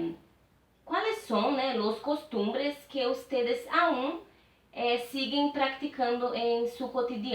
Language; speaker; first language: Spanish; non-native, fluent; Portuguese